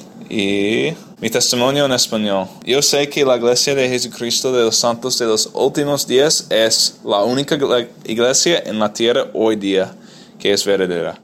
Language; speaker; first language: Spanish; non-native, fluent; English